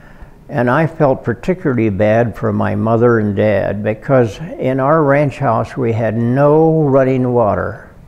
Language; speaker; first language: English; native; English